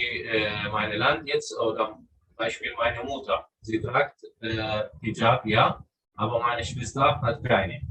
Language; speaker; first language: German; non-native, learner; Arabic